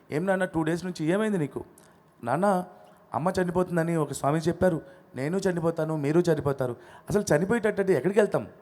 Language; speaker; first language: Telugu; non-native, local second language; Odia